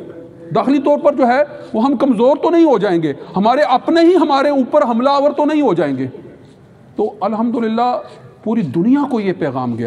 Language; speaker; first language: Urdu; native; Urdu